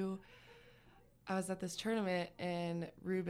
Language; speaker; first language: English; native; English